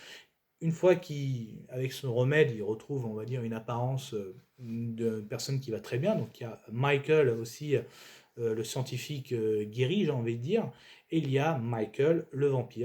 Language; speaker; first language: French; native; French